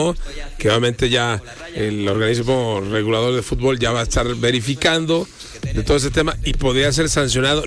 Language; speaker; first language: Spanish; native; Spanish